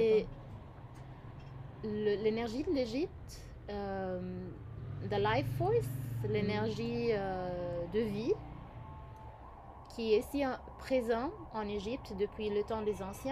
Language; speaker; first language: French; non-native, fluent; Arabic